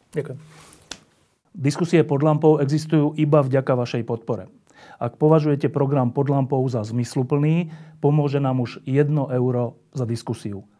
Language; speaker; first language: Slovak; native; Slovak